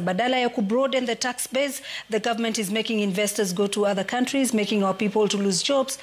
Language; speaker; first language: English; non-native, local second language; Swahili